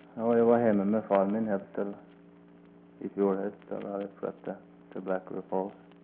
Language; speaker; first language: Norwegian; early bilingual, heritage; Norwegian